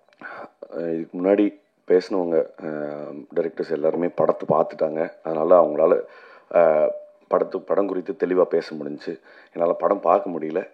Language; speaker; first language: Tamil; native; Tamil